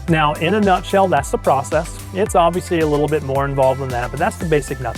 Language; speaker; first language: English; native; English